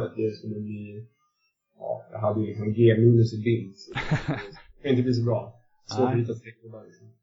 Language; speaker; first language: Swedish; native; Swedish